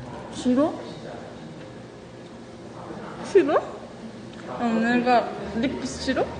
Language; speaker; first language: Korean; non-native, learner; Japanese